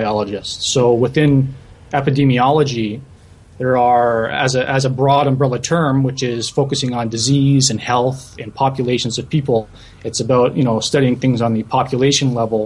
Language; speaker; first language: English; native; English